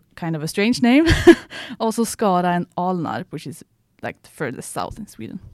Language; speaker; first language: English; non-native, fluent; Swedish